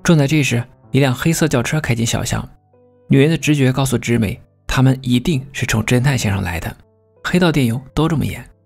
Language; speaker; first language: Chinese; native; Chinese